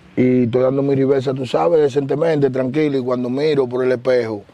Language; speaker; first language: Spanish; native; Spanish